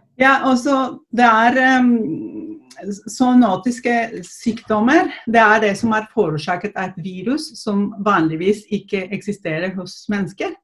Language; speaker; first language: Norwegian; non-native, fluent; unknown